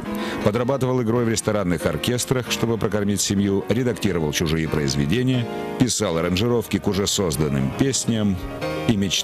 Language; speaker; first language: Russian; native; Russian